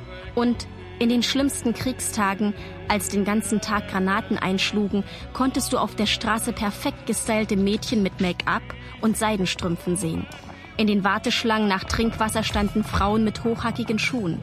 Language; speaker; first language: German; native; German